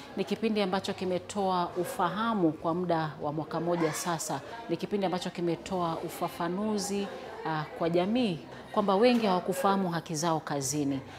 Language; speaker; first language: Swahili; non-native, local second language; Meru